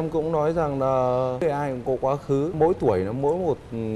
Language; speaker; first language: Vietnamese; native; Vietnamese